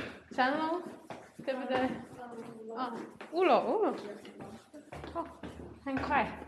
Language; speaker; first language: Chinese; non-native, learner; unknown